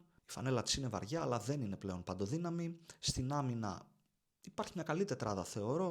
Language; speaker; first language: Greek; native; Greek